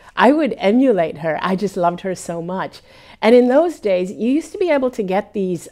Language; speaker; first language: English; early bilingual, other home language; Hindi